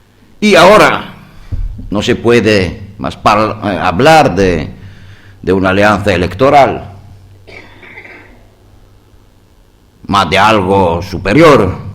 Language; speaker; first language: Spanish; non-native, learner; Greek